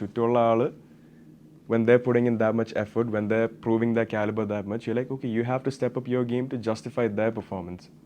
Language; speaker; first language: English; non-native, local second language; Malayalam